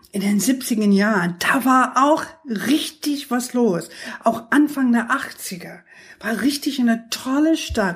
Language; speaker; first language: German; non-native, fluent; English